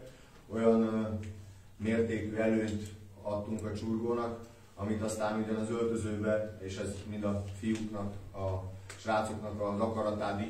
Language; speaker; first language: Hungarian; native; Hungarian